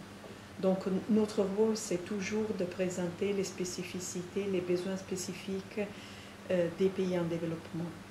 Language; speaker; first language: French; non-native, fluent; Italian